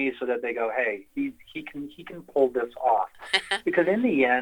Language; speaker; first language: English; native; English